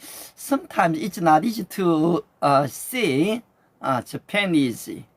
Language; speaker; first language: English; non-native, learner; Korean